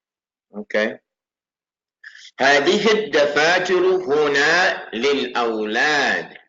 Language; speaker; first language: Arabic; non-native, fluent; English